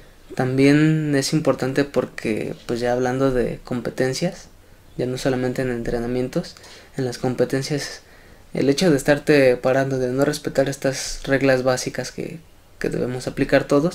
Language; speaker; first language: Spanish; native; Spanish